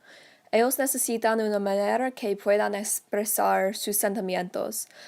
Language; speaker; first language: Spanish; non-native, learner; English